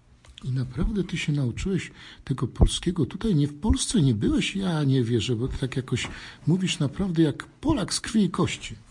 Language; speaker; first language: Polish; native; Polish